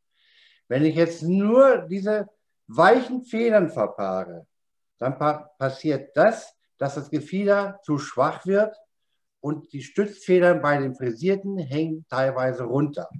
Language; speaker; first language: German; native; German